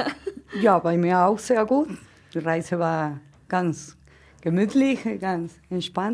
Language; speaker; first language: German; non-native, fluent; Spanish